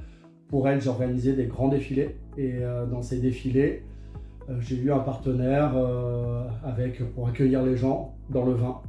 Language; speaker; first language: French; native; French